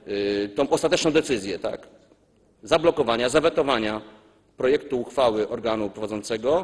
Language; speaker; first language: Polish; native; Polish